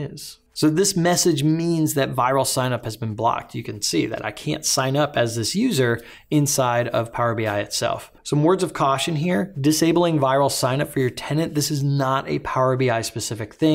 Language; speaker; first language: English; native; English